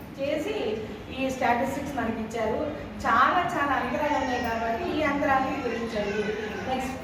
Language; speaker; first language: Telugu; native; Telugu